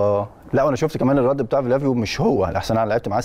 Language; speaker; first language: Arabic; native; Arabic